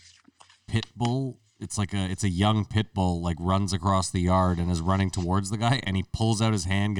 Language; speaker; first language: English; native; English